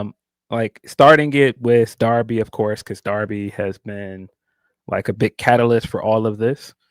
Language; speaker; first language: English; native; English